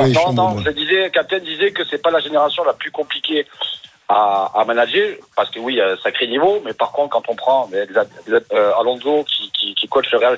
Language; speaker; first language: French; native; French